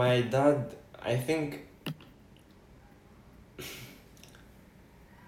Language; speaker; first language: English; non-native, local second language; Filipino